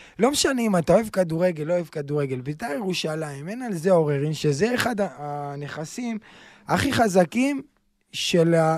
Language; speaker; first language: Hebrew; native; Hebrew